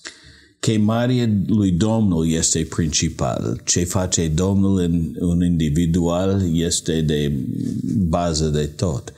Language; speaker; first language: Romanian; non-native, learner; English